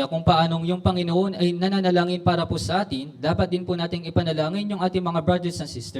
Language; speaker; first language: Filipino; native; Filipino